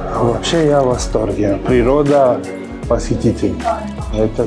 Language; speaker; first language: Russian; non-native, learner; Serbian